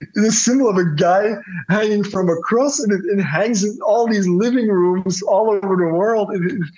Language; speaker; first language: English; non-native, fluent; Dutch